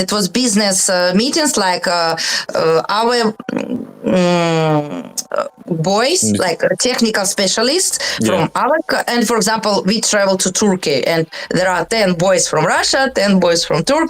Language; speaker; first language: English; non-native, learner; Russian